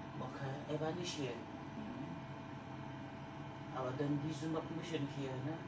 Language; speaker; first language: German; non-native, learner; French